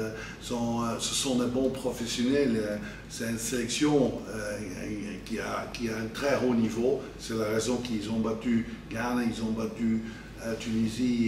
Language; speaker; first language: French; non-native, fluent; Dutch